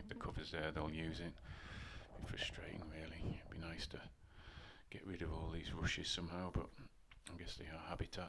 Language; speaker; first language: English; native; English